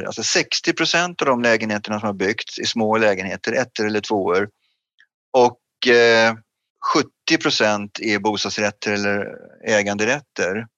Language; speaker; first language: Swedish; native; Swedish